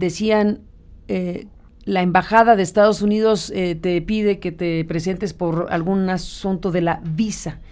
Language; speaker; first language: Spanish; native; Spanish